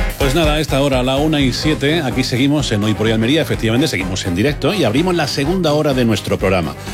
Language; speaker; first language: Spanish; native; Spanish